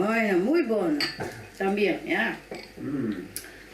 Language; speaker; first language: Spanish; non-native, learner; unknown